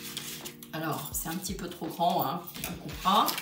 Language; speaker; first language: French; native; French